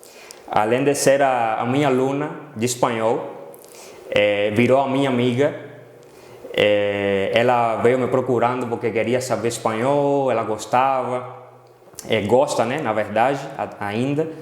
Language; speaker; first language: Portuguese; non-native, fluent; Spanish